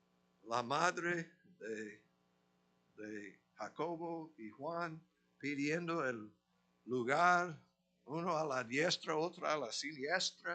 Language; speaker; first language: Spanish; non-native, fluent; English